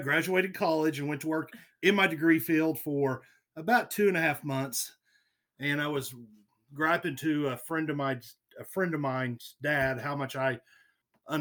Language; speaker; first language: English; native; English